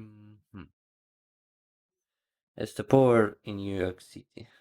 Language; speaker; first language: English; non-native, learner; Ukrainian